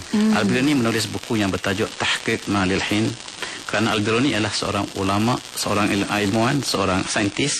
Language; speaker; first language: Malay; native; Malay